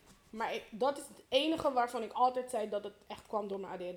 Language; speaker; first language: Dutch; early bilingual, heritage; Dutch